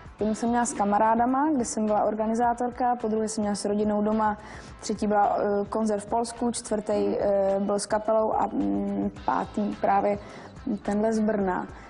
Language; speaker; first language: Czech; non-native, local second language; Polish